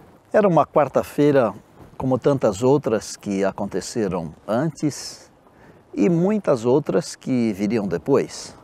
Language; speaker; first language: Portuguese; native; Portuguese